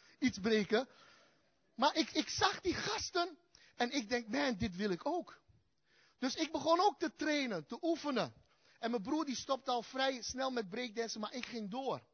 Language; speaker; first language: Dutch; early bilingual, other home language; Turkish